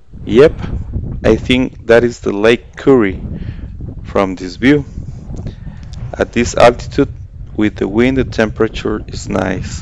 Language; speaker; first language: English; non-native, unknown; Spanish